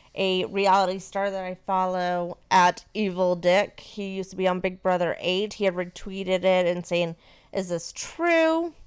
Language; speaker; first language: English; native; English